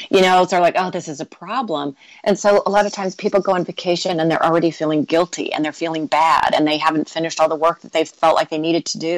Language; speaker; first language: English; native; English